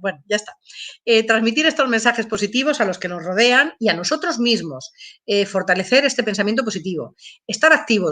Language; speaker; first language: Spanish; native; Spanish